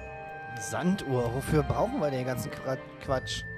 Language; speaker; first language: German; native; German